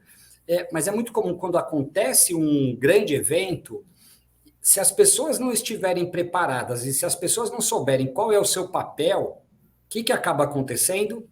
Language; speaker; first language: Portuguese; native; Portuguese